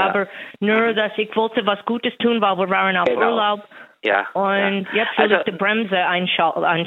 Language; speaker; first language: German; non-native, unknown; English